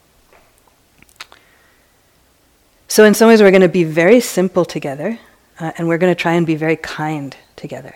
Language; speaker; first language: English; native; English